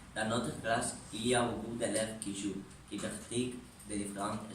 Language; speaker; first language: French; non-native, learner; Spanish